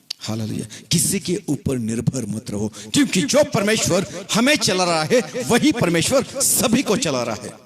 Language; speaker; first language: Hindi; non-native, local second language; Marathi